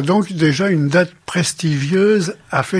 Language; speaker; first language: French; native; French